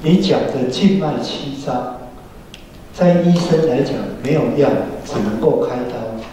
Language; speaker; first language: Chinese; native; Chinese